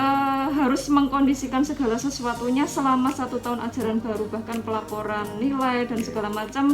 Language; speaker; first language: Indonesian; native; Indonesian